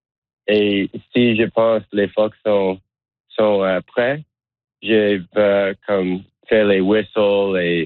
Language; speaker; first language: French; non-native, learner; English